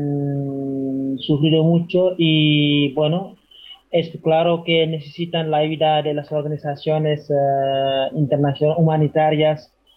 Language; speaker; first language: Spanish; non-native, fluent; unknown